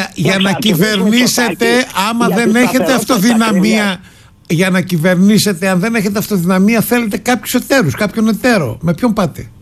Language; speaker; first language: Greek; native; Greek